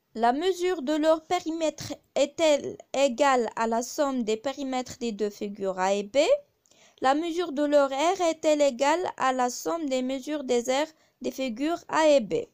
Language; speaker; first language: French; non-native, local second language; Arabic